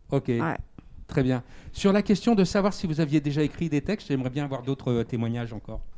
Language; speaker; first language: French; native; French